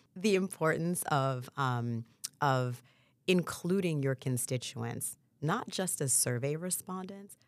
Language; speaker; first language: English; early bilingual, other home language; Haitian Creole